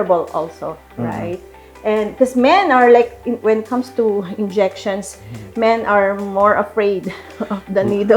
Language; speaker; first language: English; non-native, local second language; Filipino